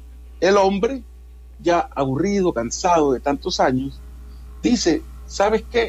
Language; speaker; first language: Spanish; native; Spanish